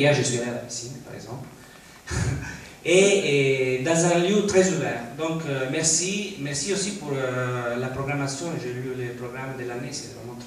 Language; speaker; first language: French; non-native, fluent; Italian